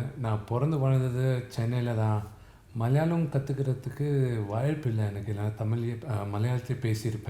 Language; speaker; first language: Tamil; non-native, local second language; Telugu